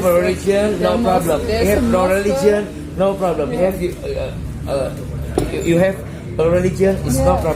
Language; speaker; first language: English; non-native, learner; Indonesian